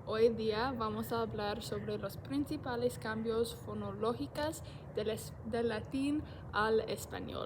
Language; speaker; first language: Spanish; non-native, learner; English